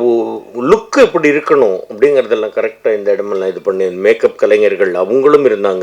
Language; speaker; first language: Tamil; native; Tamil